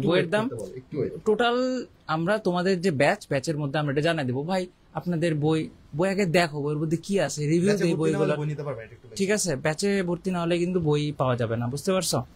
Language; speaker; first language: Bangla; native; Bangla